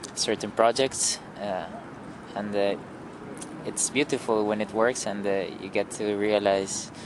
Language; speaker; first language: English; non-native, fluent; Spanish